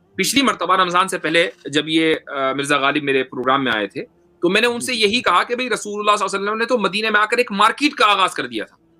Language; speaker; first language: Urdu; native; Urdu